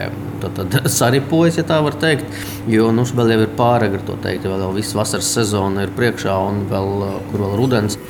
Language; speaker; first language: Latvian; native; Latvian